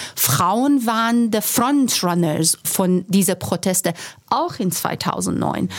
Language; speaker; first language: German; non-native, fluent; Persian